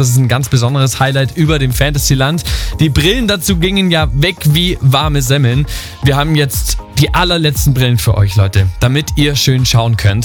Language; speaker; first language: German; native; German